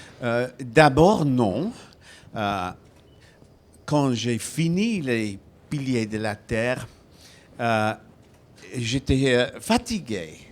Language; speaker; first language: French; non-native, fluent; Welsh